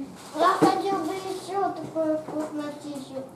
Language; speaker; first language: Russian; early bilingual, heritage; Russian